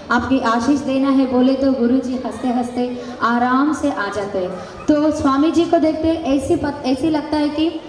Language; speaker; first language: Hindi; non-native, local second language; Telugu